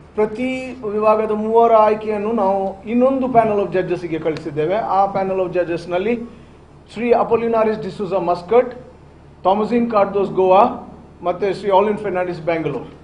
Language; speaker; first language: Kannada; non-native, local second language; Konkani